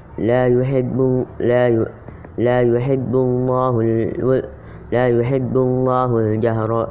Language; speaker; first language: Arabic; non-native, learner; Indonesian